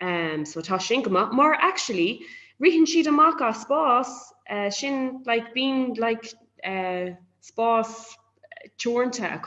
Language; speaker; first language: Irish; non-native, local second language; English